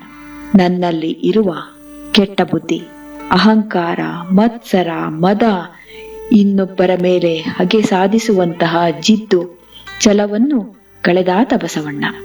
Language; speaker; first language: Kannada; native; Kannada